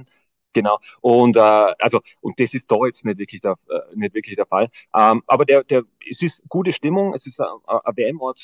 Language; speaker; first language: German; native; German